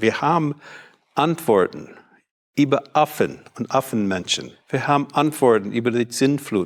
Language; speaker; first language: German; non-native, fluent; English